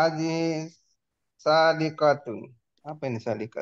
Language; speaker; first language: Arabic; non-native, learner; Indonesian